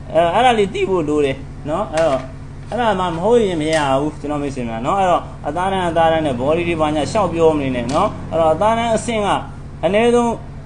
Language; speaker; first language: Burmese; native; Burmese